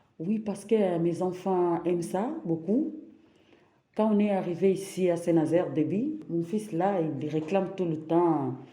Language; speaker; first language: French; non-native, local second language; Lingala